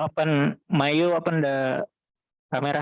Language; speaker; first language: English; non-native, learner; Indonesian